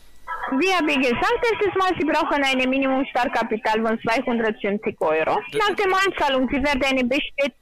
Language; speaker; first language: German; non-native, learner; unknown